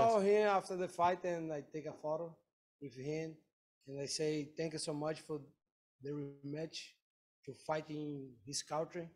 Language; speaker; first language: English; non-native, learner; Portuguese